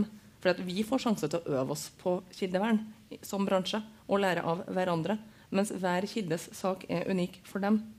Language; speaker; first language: Norwegian; native; Norwegian